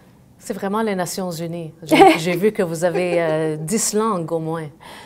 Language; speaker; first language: French; native; French